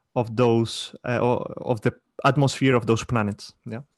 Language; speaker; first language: English; non-native, fluent; Spanish